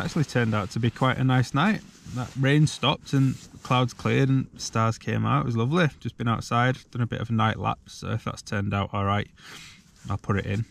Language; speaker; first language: English; native; English